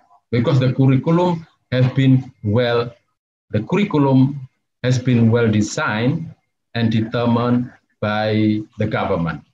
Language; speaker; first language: English; non-native, fluent; Javanese